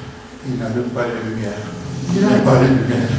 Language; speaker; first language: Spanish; non-native, learner; Italian